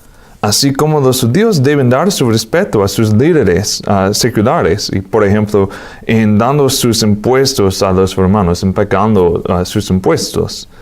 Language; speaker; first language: Spanish; non-native, fluent; English